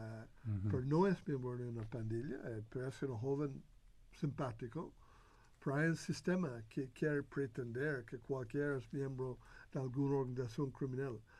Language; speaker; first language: Spanish; non-native, fluent; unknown